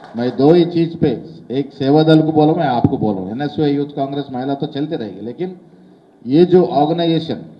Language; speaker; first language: Hindi; non-native, local second language; Telugu